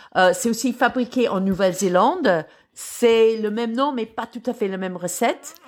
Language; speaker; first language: French; non-native, fluent; English